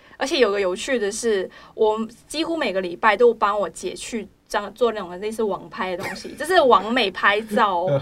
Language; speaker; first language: Chinese; non-native, local second language; Cantonese